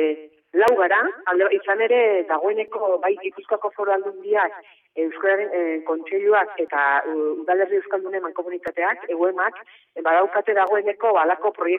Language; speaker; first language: Basque; native; Basque